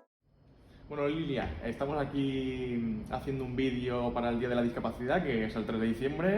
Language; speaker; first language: Spanish; native; Spanish